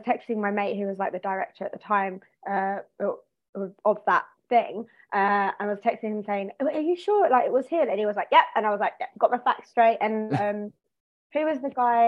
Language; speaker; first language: English; native; English